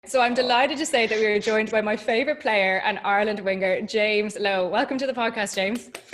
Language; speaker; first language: English; native; English